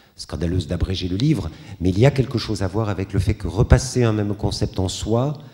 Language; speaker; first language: French; native; French